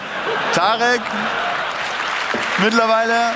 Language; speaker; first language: German; native; German